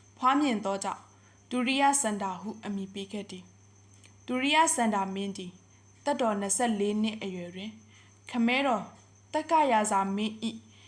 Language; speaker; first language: Burmese; non-native, local second language; Pa'o Karen